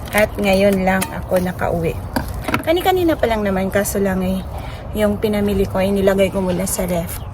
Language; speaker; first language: Filipino; native; Filipino